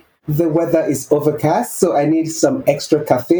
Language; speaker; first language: English; non-native, local second language; Yoruba